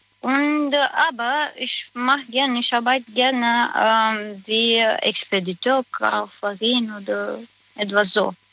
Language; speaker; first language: German; non-native, learner; Romanian